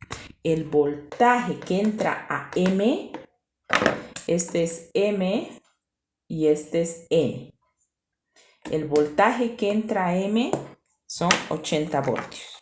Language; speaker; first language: Spanish; native; Spanish